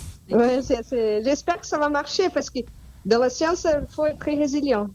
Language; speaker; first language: French; non-native, fluent; Portuguese